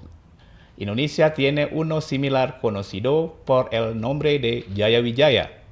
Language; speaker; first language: Spanish; non-native, fluent; Indonesian